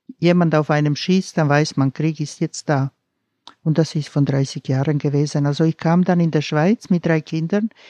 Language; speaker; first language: German; non-native, fluent; Croatian